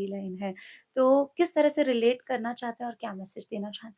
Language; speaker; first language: Hindi; native; Hindi